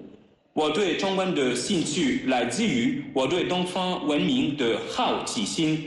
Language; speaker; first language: Chinese; non-native, learner; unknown